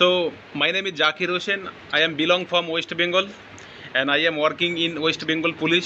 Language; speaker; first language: English; non-native, learner; Bangla